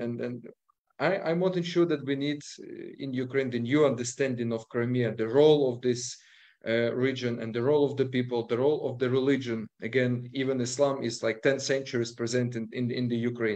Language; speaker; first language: English; non-native, fluent; Ukrainian